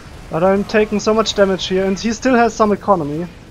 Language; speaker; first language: English; non-native, fluent; German